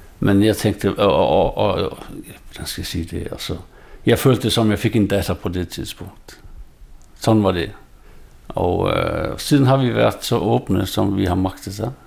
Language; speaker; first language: Danish; non-native, local second language; Faroese